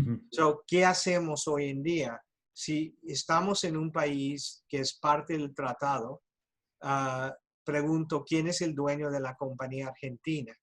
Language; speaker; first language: Spanish; early bilingual, heritage; Spanish